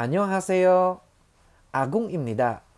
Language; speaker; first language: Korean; non-native, learner; Filipino